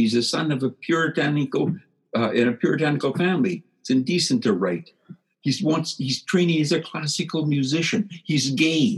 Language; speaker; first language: English; native; English